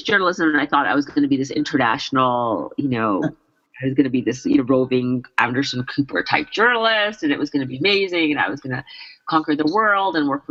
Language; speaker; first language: English; native; English